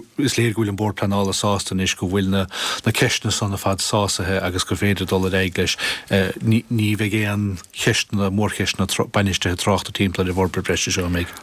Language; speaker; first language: Irish; native; Irish